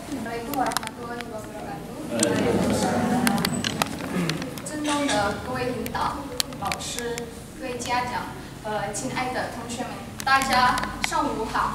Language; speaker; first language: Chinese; non-native, fluent; Indonesian